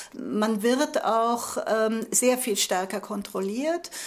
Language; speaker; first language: German; native; German